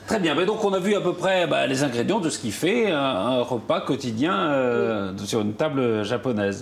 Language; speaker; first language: French; native; French